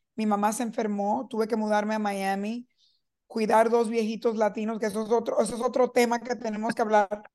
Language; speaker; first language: Spanish; early bilingual, heritage; Spanish